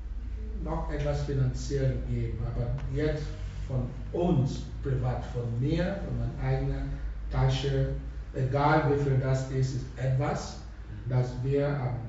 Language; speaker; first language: German; non-native, fluent; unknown